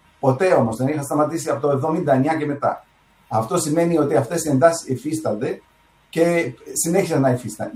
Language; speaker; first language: Greek; early bilingual, heritage; Arabic